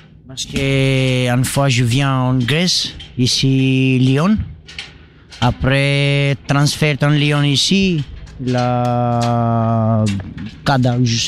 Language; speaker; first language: French; non-native, learner; Albanian